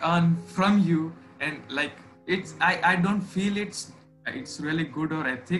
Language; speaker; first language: English; non-native, local second language; Hindi